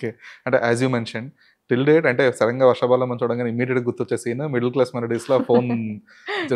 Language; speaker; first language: Telugu; native; Telugu